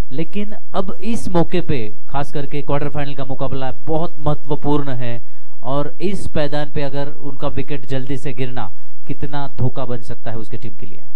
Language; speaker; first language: Hindi; non-native, local second language; Marathi